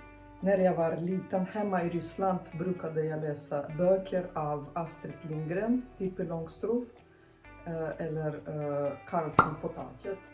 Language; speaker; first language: Swedish; non-native, fluent; Russian